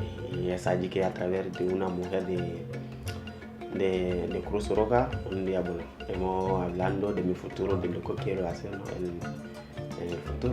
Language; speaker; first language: Spanish; non-native, learner; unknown